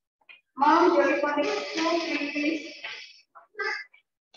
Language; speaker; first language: English; non-native, fluent; Indonesian